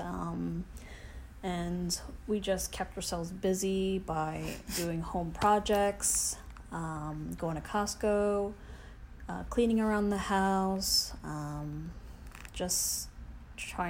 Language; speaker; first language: English; native; English